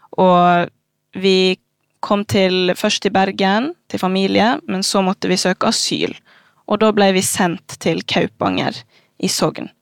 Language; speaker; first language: Norwegian; early bilingual, other home language; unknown